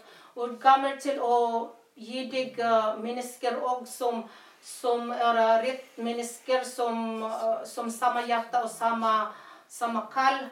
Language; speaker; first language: Swedish; non-native, learner; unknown